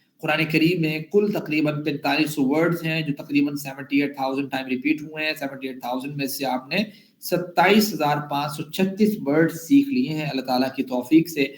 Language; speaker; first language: Urdu; native; Urdu